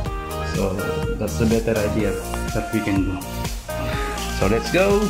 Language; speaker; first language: English; non-native, local second language; Filipino